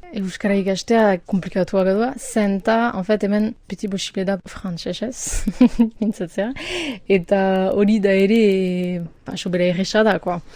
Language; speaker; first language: Basque; non-native, local second language; French